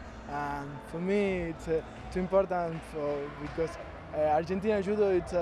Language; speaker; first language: English; non-native, learner; Spanish